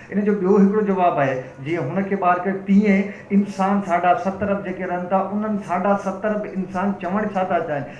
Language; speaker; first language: Sindhi; native; Sindhi